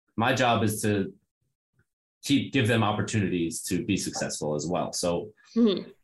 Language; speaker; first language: English; native; English